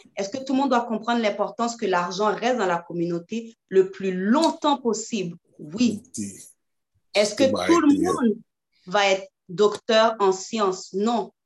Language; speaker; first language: French; early bilingual, other home language; Haitian Creole